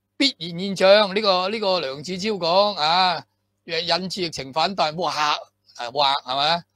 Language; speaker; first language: Chinese; non-native, local second language; Cantonese